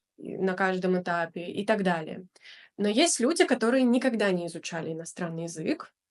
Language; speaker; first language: Russian; native; Russian